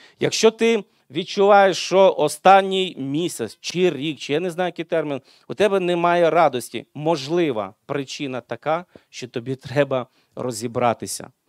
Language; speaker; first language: Ukrainian; non-native, local second language; Russian